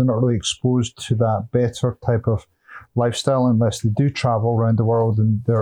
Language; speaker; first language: English; native; English